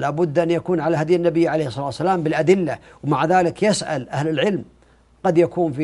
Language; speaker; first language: Arabic; native; Arabic